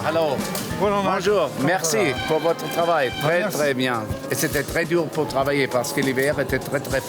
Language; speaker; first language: French; non-native, fluent; German